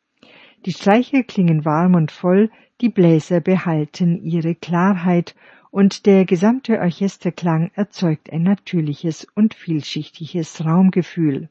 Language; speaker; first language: German; native; German